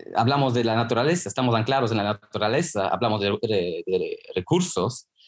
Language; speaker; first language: Spanish; non-native, fluent; Luxembourgish